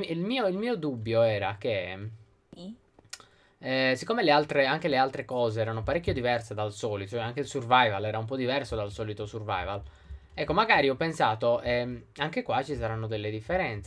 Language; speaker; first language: Italian; native; Italian